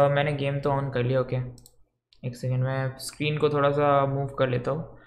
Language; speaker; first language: Hindi; non-native, local second language; Bangla